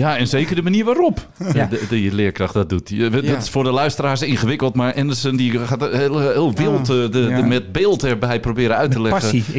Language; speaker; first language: Dutch; native; Dutch